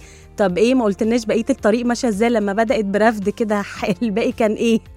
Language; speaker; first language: Arabic; native; Arabic